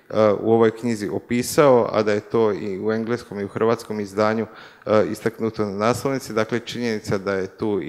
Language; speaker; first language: Croatian; native; Croatian